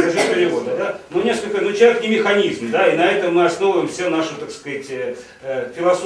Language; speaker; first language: Russian; native; Russian